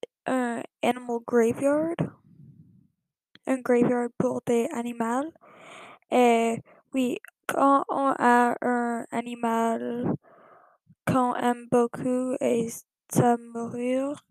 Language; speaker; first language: French; non-native, learner; English